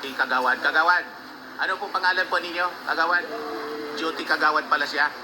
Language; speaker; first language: Filipino; non-native, local second language; Bikol